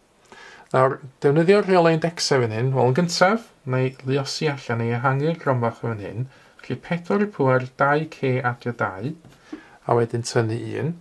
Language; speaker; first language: Welsh; native; Welsh